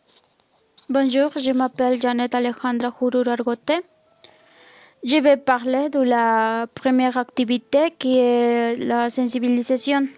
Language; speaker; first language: French; non-native, learner; Spanish